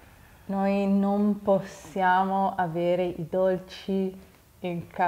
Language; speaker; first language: Italian; non-native, fluent; English